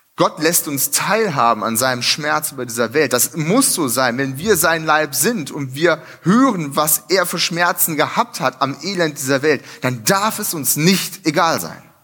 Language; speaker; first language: German; native; German